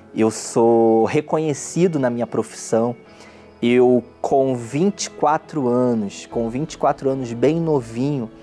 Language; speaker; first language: Portuguese; native; Portuguese